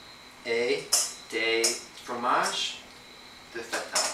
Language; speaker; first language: French; non-native, learner; English